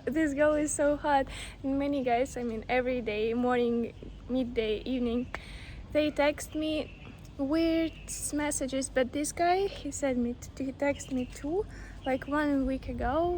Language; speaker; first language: English; non-native, learner; Russian